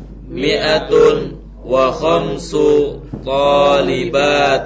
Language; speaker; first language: Arabic; non-native, learner; Indonesian